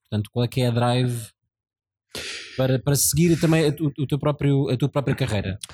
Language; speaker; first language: Portuguese; native; Portuguese